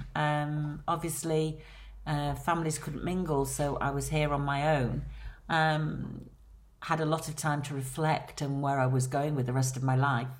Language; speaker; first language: English; native; English